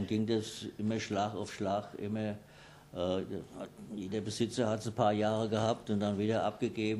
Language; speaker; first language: German; native; German